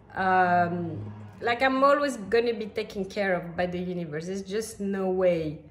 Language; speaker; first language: English; non-native, fluent; French